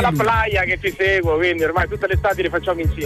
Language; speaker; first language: Italian; native; Italian